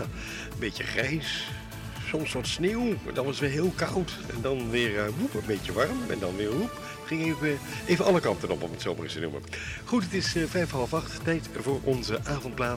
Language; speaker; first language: Dutch; native; Dutch